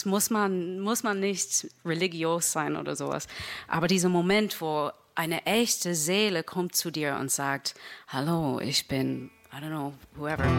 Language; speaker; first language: German; non-native, learner; English